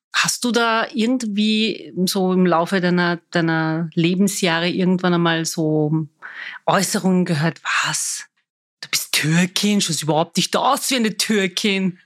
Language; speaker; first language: German; native; German